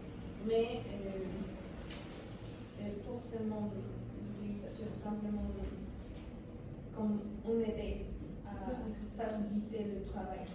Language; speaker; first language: French; non-native, learner; Spanish